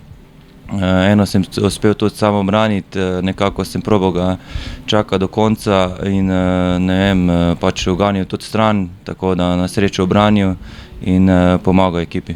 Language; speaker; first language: Slovenian; native; Slovenian